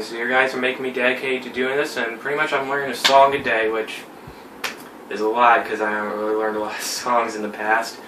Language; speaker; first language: English; native; English